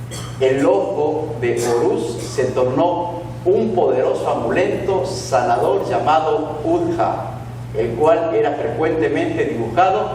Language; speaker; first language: Spanish; native; Spanish